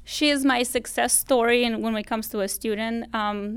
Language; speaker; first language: English; non-native, fluent; Romanian